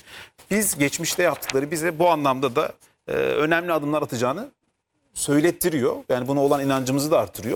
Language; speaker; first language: Turkish; native; Turkish